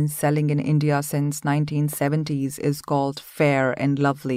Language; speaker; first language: English; non-native, local second language; Hindi